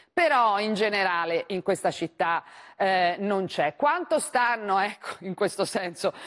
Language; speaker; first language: Italian; native; Italian